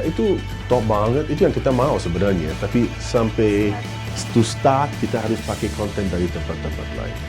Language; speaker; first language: Indonesian; non-native, fluent; English